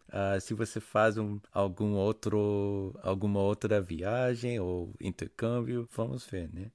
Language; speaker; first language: Portuguese; non-native, fluent; English